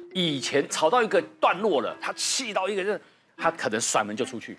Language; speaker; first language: Chinese; native; Chinese